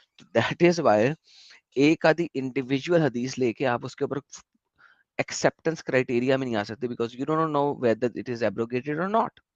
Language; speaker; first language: Hindi; native; Hindi